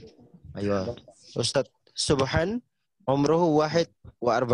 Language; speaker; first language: Arabic; non-native, fluent; Indonesian